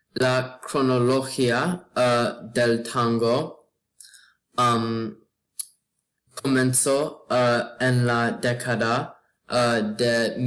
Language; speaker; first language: Spanish; non-native, learner; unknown